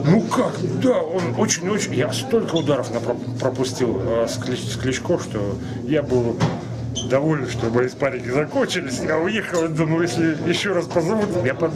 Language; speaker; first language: Russian; native; Russian